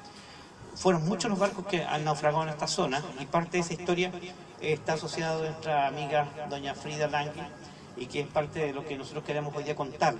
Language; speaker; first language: Spanish; native; Spanish